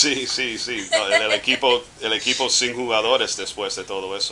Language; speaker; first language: Spanish; non-native, fluent; English